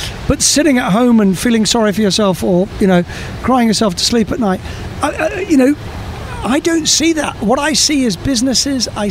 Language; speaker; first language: English; native; English